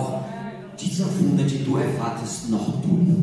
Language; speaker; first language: German; non-native, learner; Portuguese